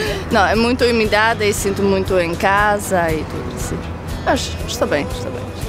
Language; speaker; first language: Portuguese; non-native, learner; Polish